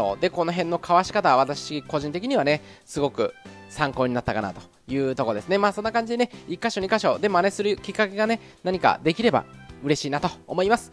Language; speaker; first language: Japanese; native; Japanese